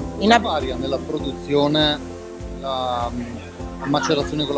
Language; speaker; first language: Italian; native; Italian